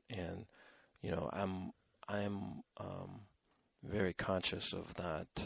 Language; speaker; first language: English; native; English